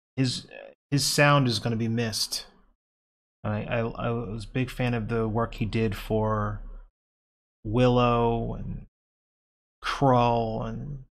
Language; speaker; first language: English; native; English